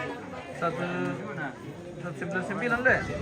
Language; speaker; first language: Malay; non-native, local second language; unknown